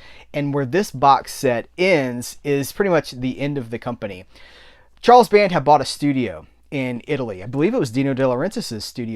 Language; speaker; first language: English; native; English